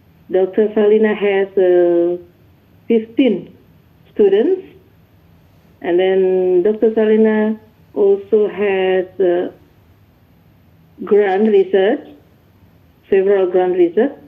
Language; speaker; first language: English; non-native, learner; Indonesian